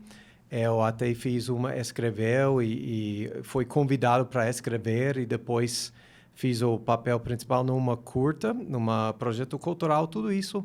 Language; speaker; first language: Portuguese; non-native, fluent; English